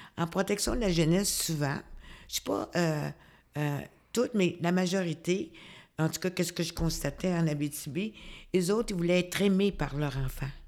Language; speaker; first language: French; native; French